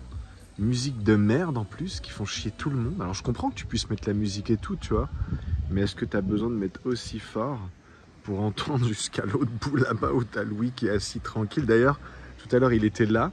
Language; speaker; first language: French; native; French